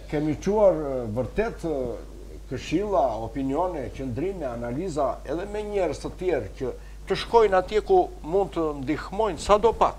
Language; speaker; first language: Albanian; native; Albanian